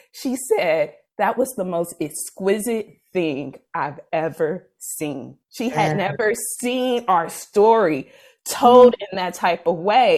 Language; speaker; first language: English; native; English